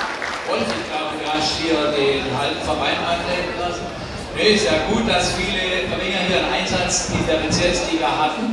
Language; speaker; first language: German; native; German